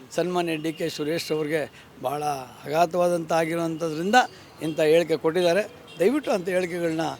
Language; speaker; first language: Kannada; native; Kannada